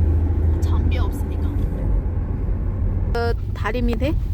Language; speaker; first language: Korean; non-native, fluent; Chinese